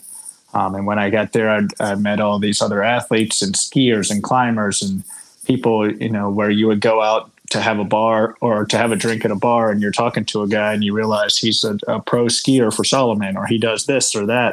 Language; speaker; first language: English; native; English